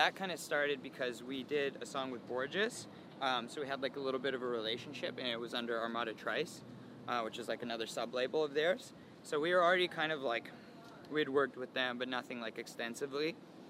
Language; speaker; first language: English; native; English